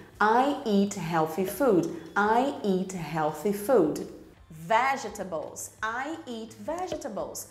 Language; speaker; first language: English; non-native, fluent; Portuguese